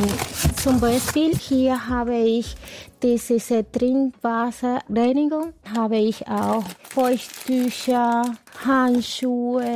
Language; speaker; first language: German; non-native, learner; Spanish